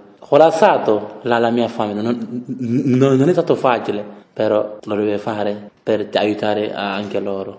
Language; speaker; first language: Italian; non-native, learner; French